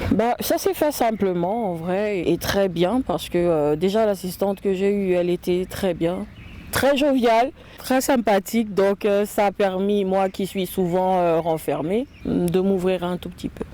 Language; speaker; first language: French; non-native, fluent; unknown